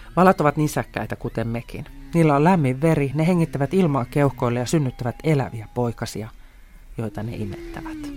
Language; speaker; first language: Finnish; native; Finnish